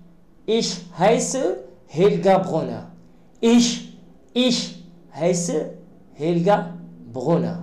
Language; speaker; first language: German; non-native, learner; Arabic